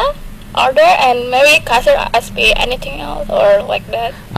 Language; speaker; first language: English; non-native, learner; Indonesian